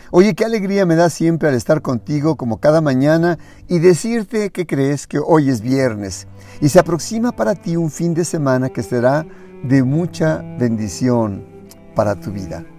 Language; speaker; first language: Spanish; native; Spanish